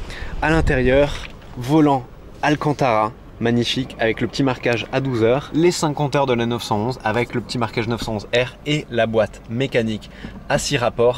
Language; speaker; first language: French; native; French